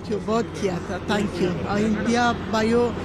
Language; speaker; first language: Hindi; non-native, learner; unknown